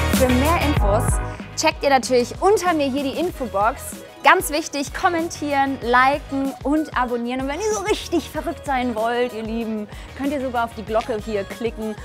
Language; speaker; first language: German; early bilingual, other home language; Albanian